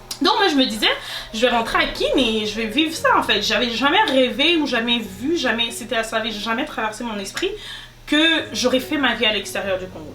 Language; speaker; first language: French; non-native, local second language; Lingala